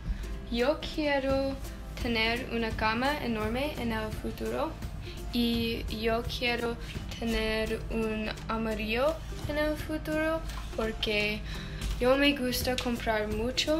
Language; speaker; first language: Spanish; non-native, learner; English